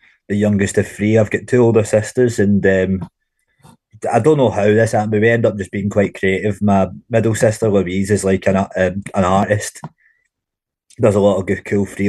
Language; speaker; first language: English; native; English